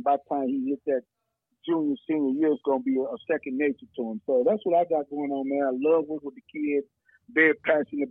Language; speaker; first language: English; native; English